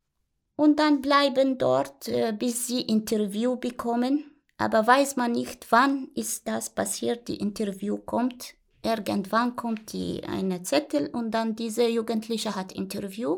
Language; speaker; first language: German; non-native, learner; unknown